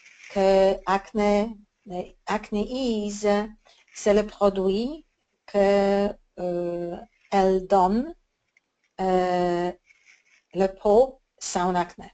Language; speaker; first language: French; non-native, learner; English